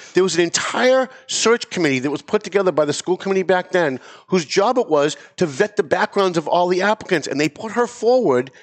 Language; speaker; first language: English; native; English